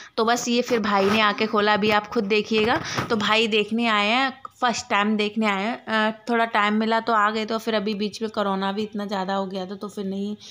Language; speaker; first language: Hindi; native; Hindi